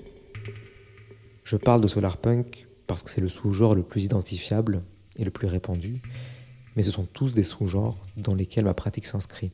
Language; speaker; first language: French; native; French